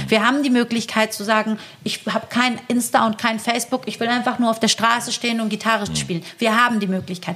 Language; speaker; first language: German; early bilingual, other home language; Persian